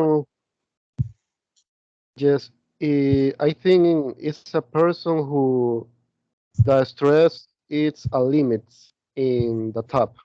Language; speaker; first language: English; non-native, learner; Spanish